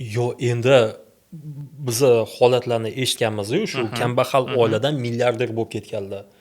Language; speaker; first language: Uzbek; non-native, local second language; Russian